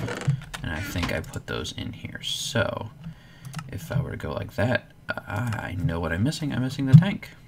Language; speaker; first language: English; native; English